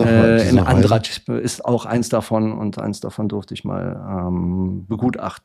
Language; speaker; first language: German; native; German